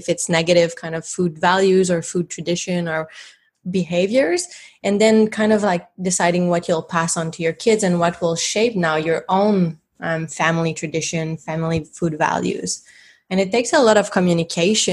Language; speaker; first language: English; non-native, fluent; French